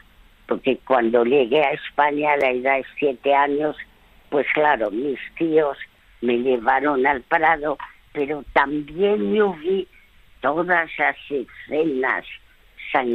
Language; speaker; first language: Spanish; early bilingual, other home language; French